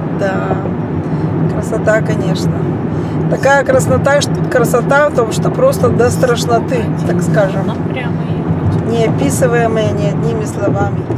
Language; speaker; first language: Russian; native; Russian